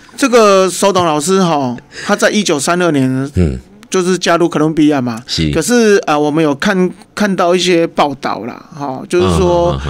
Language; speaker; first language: Chinese; native; Chinese